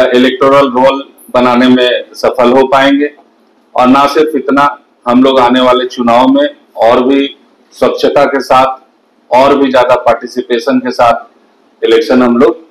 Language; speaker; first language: Hindi; native; Hindi